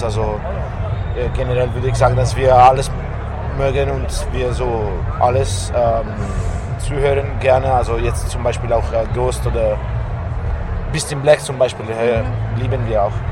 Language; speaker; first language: German; non-native, fluent; Italian